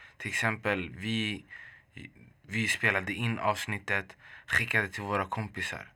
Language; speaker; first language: Swedish; early bilingual, other home language; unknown